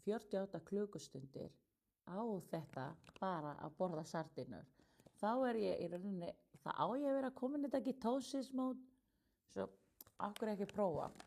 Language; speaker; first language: Icelandic; non-native, learner; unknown